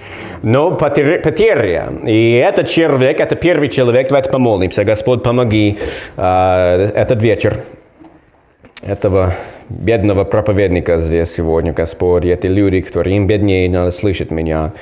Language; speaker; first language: Russian; non-native, learner; English